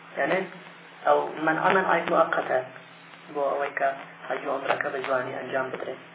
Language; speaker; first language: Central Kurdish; native; Central Kurdish